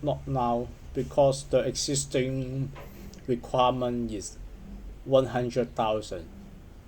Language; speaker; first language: English; non-native, learner; Cantonese